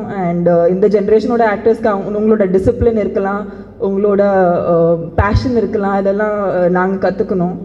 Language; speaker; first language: Tamil; non-native, learner; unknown